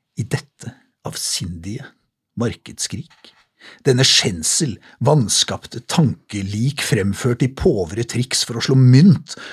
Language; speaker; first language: Norwegian; native; Norwegian